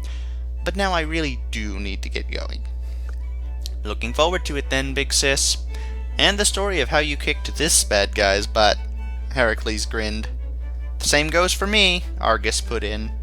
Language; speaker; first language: English; native; English